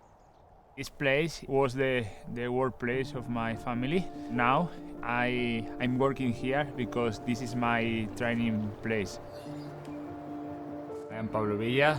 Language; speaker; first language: English; non-native, fluent; Spanish